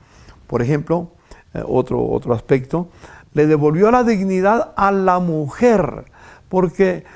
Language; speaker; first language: Spanish; native; Spanish